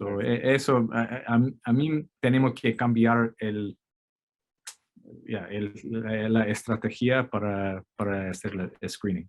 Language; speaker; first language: Spanish; non-native, fluent; English